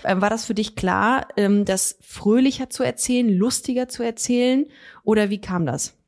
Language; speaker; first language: German; native; German